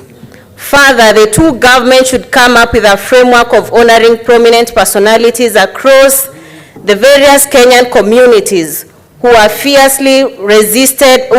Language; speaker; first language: English; non-native, local second language; Gusii